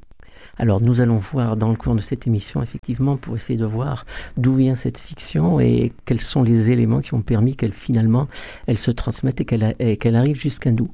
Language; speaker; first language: French; native; French